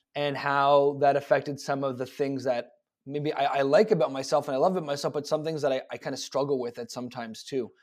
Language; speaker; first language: English; native; English